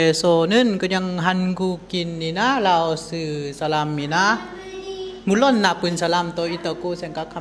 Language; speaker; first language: Korean; non-native, fluent; Lao